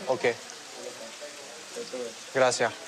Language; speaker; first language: Spanish; non-native, learner; French